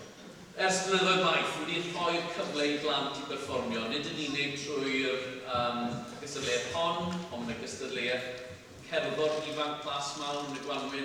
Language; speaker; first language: Welsh; native; Welsh